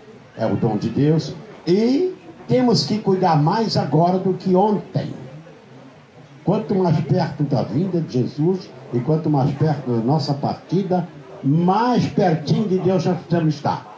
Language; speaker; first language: Portuguese; native; Portuguese